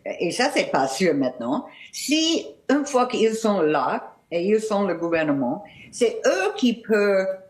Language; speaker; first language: French; non-native, fluent; English